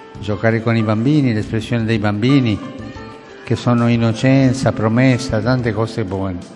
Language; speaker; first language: Italian; early bilingual, heritage; Spanish